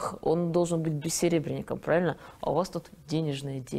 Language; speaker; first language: Russian; native; Russian